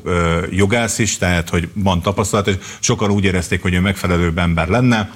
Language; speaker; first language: Hungarian; native; Hungarian